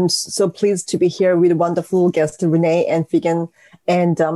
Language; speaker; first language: English; non-native, fluent; Korean